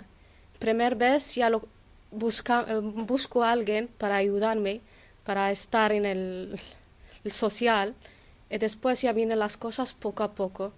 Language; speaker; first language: Spanish; non-native, learner; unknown